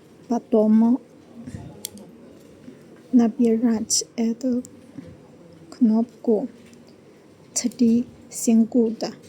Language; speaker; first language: Russian; non-native, learner; Chinese